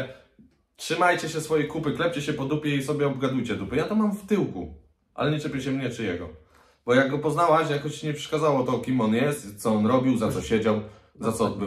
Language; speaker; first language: Polish; native; Polish